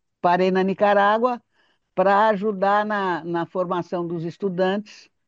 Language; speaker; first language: Portuguese; native; Portuguese